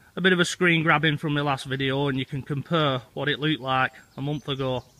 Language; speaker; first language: English; native; English